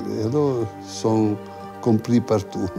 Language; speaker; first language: French; non-native, fluent; Italian